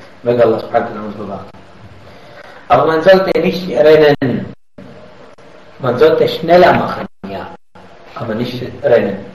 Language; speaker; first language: German; non-native, fluent; Arabic